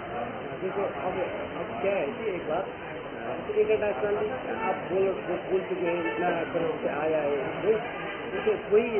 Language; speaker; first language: Hindi; non-native, learner; Nepali